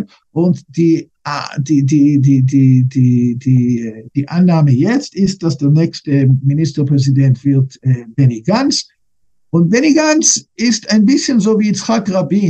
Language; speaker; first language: German; non-native, fluent; English